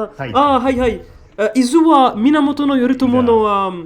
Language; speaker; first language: Japanese; non-native, learner; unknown